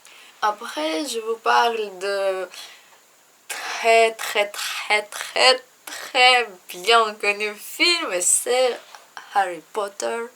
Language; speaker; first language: French; non-native, learner; Russian